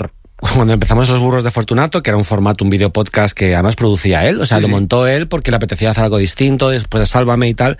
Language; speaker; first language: Spanish; native; Spanish